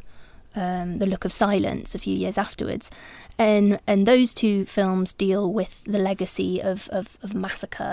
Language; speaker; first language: English; native; English